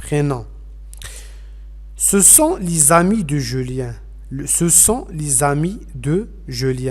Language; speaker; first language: French; non-native, fluent; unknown